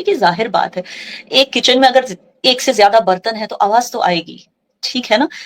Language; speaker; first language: Hindi; non-native, local second language; Kashmiri